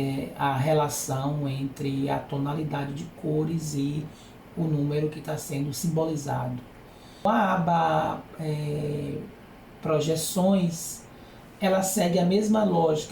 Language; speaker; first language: Portuguese; native; Portuguese